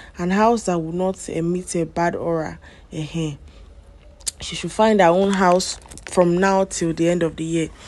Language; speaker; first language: Nigerian Pidgin; native; Nigerian Pidgin